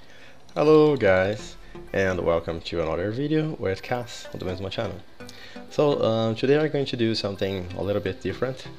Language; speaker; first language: English; non-native, fluent; Portuguese